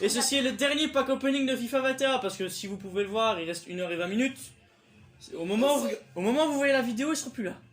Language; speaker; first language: French; native; French